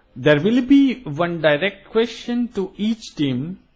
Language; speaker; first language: English; non-native, local second language; Gujarati